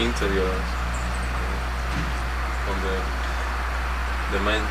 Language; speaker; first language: English; non-native, learner; Spanish